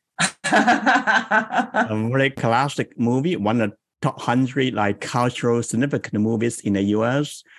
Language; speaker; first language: English; non-native, fluent; Chinese